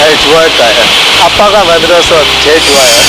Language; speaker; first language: Korean; non-native, learner; Burmese